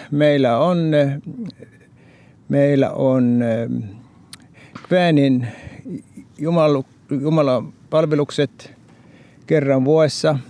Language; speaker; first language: Finnish; non-native, fluent; Norwegian